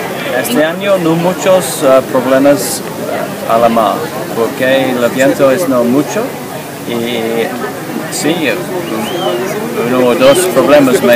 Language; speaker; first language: Spanish; non-native, learner; English